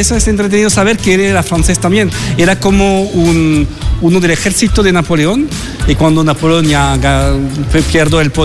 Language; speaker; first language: Spanish; non-native, fluent; French